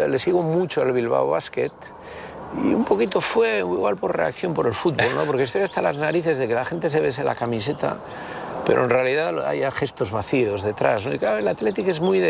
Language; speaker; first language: Spanish; native; Spanish